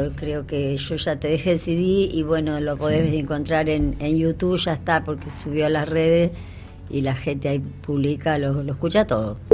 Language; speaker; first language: Spanish; native; Spanish